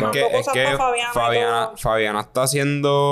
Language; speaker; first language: Spanish; native; Spanish